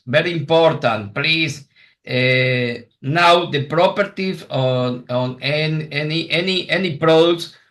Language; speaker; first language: English; non-native, learner; Spanish